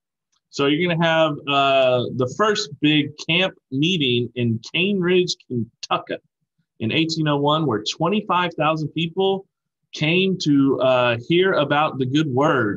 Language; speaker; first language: English; native; English